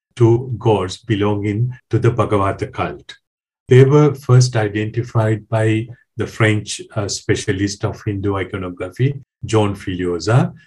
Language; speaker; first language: English; non-native, local second language; Sinhala